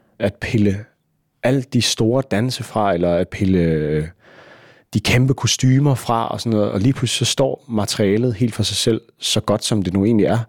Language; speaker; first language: Danish; native; Danish